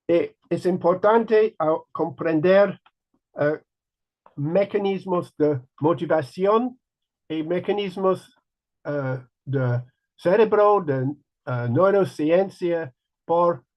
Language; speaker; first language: Spanish; non-native, learner; English